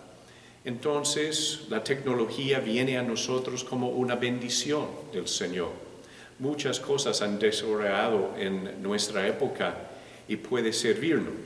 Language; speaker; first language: Spanish; non-native, learner; English